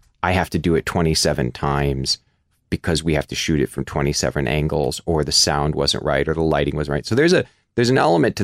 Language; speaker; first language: English; native; English